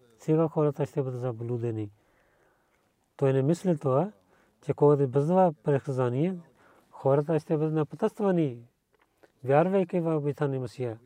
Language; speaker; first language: Bulgarian; non-native, learner; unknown